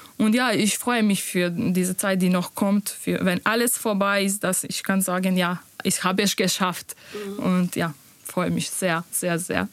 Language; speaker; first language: German; non-native, learner; Bosnian